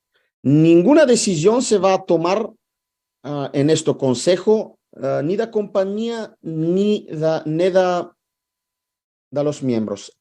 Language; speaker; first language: Spanish; non-native, fluent; Italian